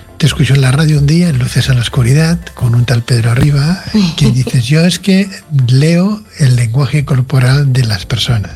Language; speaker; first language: Spanish; native; Spanish